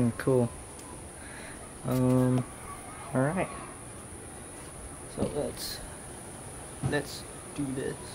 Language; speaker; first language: English; native; English